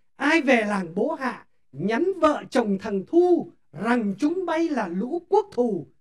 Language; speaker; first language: Vietnamese; native; Vietnamese